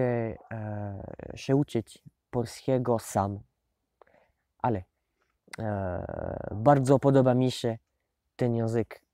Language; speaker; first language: Polish; non-native, learner; French